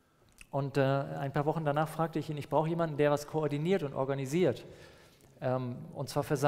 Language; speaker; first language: German; non-native, fluent; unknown